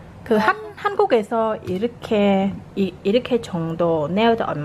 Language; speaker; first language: Korean; non-native, learner; Vietnamese